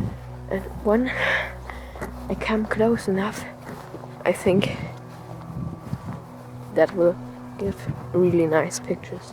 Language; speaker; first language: English; non-native, learner; German